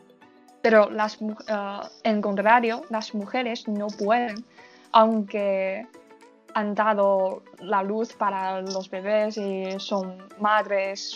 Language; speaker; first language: Spanish; non-native, learner; Chinese